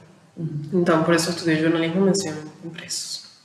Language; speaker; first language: Portuguese; non-native, fluent; Spanish